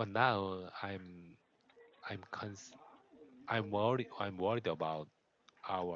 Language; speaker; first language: English; non-native, learner; Korean